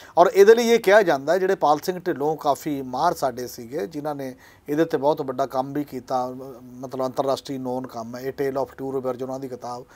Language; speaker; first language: Punjabi; native; Punjabi